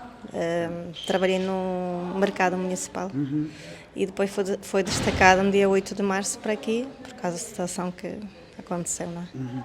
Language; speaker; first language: Portuguese; non-native, fluent; Ukrainian